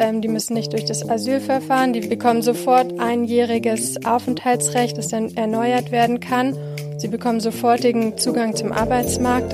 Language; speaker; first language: German; native; German